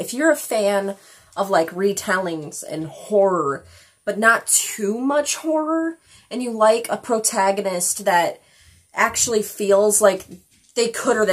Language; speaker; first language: English; native; English